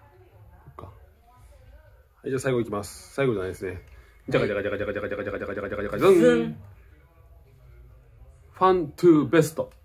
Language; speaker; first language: Japanese; native; Japanese